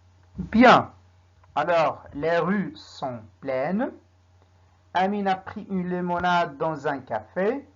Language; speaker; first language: French; non-native, local second language; Arabic